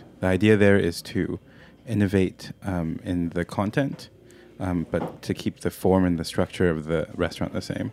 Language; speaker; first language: English; non-native, local second language; Cantonese